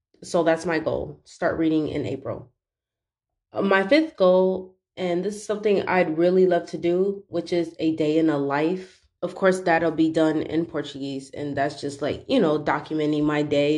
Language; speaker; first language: English; native; English